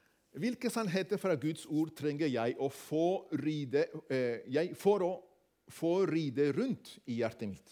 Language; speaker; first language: Norwegian; non-native, fluent; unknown